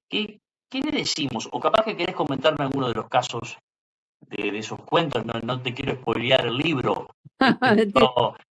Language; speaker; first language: Spanish; native; Spanish